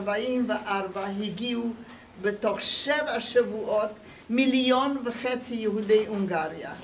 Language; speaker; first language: Hebrew; non-native, fluent; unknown